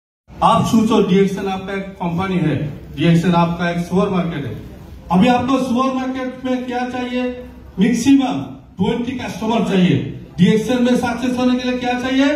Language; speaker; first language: Hindi; non-native, learner; Bangla